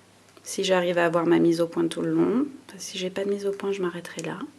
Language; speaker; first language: French; native; French